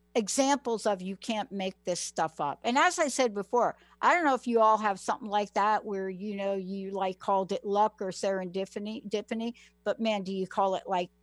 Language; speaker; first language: English; native; English